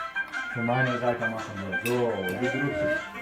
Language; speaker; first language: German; non-native, learner; Turkish